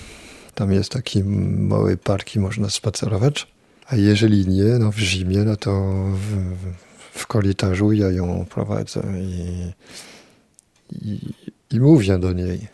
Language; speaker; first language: Polish; non-native, fluent; French